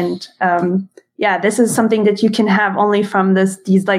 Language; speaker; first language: English; non-native, fluent; Hebrew